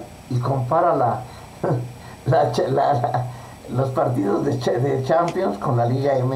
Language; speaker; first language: Spanish; native; Spanish